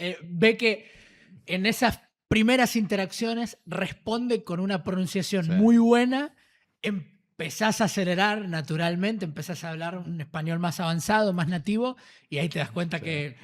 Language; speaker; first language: Spanish; native; Spanish